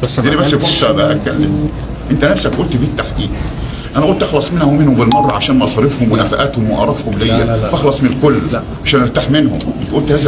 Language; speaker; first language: Arabic; native; Arabic